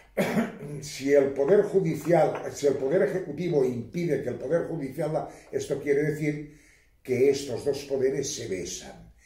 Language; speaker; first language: Spanish; native; Spanish